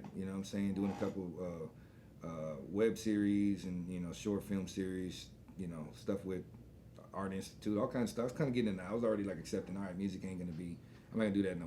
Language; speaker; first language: English; native; English